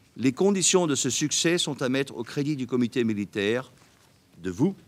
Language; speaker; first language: French; non-native, fluent; Danish